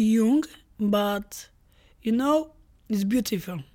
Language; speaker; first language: English; non-native, learner; Polish